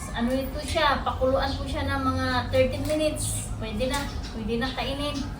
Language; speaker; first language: Filipino; non-native, local second language; Cebuano